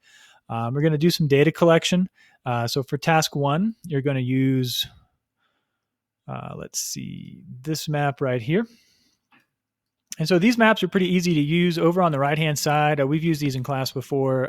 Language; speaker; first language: English; native; English